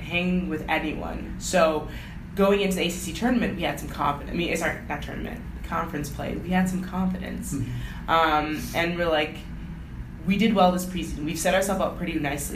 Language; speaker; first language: English; native; English